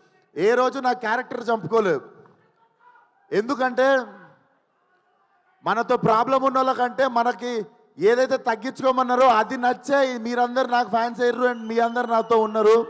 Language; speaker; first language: Telugu; native; Telugu